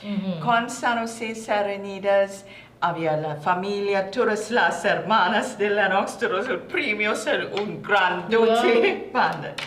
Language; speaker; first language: Spanish; non-native, learner; English